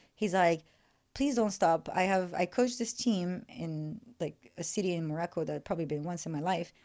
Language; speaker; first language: English; non-native, fluent; French